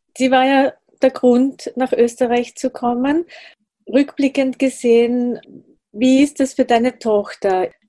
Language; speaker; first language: German; native; German